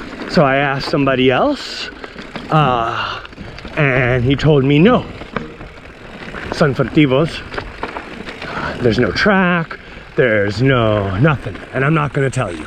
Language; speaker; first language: English; native; English